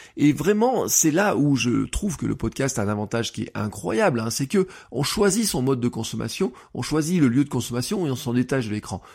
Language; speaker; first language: French; native; French